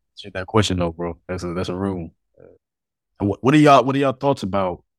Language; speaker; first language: English; native; English